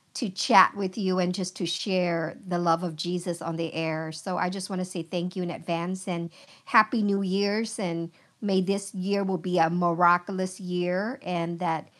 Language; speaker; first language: English; early bilingual, other home language; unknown